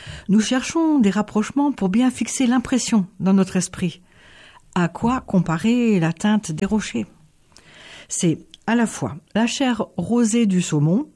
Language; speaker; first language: French; native; French